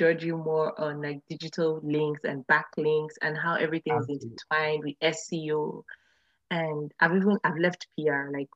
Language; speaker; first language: English; non-native, local second language; Yoruba